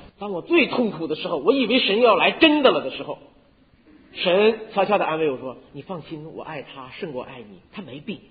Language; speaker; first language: Chinese; native; Chinese